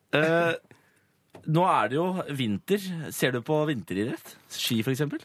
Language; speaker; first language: Norwegian; native; Norwegian